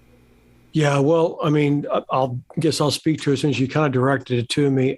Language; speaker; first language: English; native; English